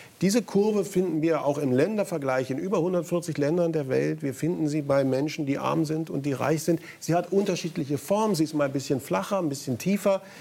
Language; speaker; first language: German; native; German